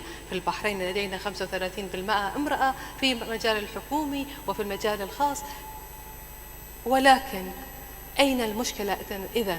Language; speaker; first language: Arabic; native; Arabic